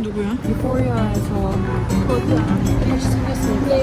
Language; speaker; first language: Korean; early bilingual, heritage; English